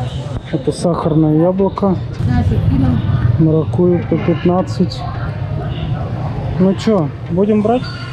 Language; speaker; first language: Russian; native; Russian